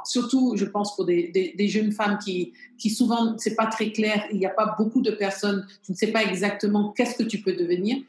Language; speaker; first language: French; non-native, local second language; Bambara